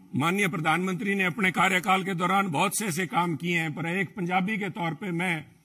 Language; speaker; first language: Hindi; native; Hindi